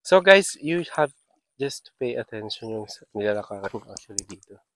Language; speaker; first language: English; non-native, local second language; Filipino